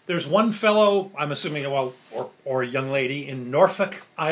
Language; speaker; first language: English; native; English